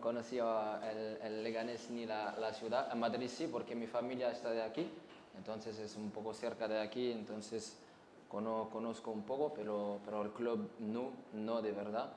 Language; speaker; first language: Spanish; non-native, learner; French